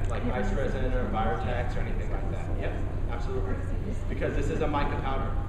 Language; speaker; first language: English; native; English